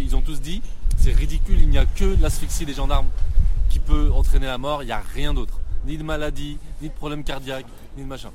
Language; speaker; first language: French; native; French